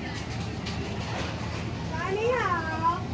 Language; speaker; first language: Chinese; non-native, fluent; Turkish